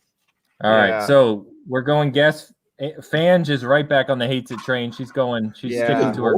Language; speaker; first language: English; native; English